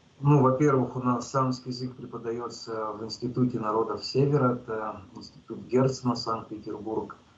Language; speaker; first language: Russian; native; Russian